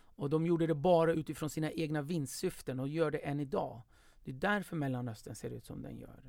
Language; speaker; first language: Swedish; early bilingual, other home language; Kurdish